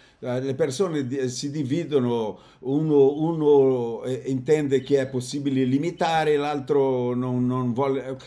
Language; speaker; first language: Italian; non-native, fluent; Portuguese